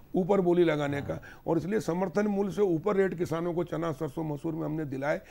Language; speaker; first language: Hindi; native; Hindi